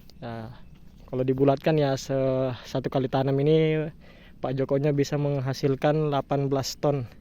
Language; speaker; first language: Indonesian; native; Indonesian